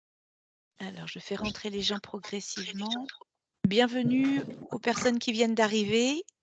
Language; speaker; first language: French; native; French